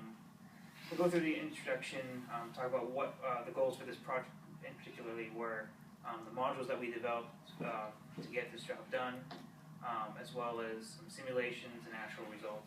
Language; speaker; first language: English; native; English